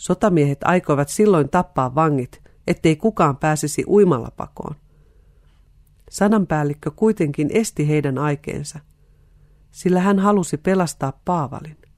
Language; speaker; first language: Finnish; native; Finnish